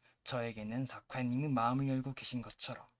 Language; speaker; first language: Korean; native; Korean